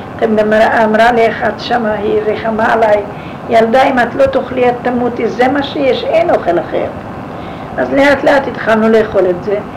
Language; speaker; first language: Hebrew; non-native, fluent; Yiddish